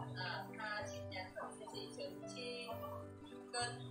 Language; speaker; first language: Chinese; non-native, learner; Vietnamese